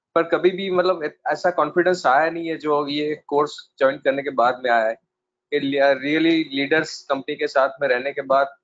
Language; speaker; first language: Hindi; non-native, local second language; Gujarati